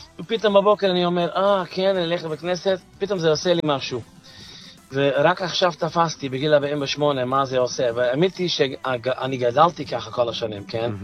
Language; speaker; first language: Hebrew; non-native, fluent; Yiddish